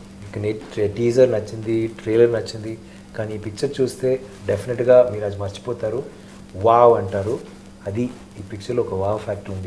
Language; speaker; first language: Telugu; non-native, local second language; Tamil